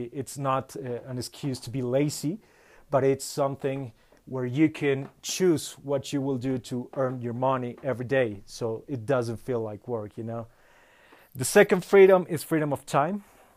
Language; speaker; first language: English; non-native, fluent; Spanish